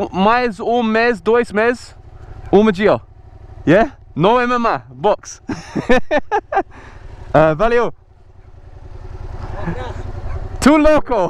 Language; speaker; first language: Portuguese; non-native, learner; English